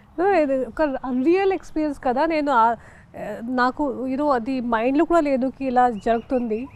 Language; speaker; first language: Telugu; non-native, local second language; Hindi